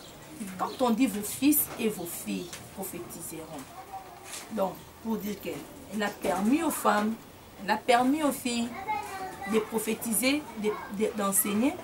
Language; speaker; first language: French; non-native, local second language; Lingala